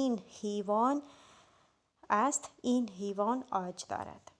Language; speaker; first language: Persian; non-native, fluent; Urdu